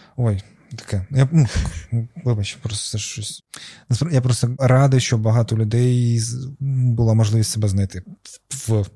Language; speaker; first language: Ukrainian; non-native, local second language; Russian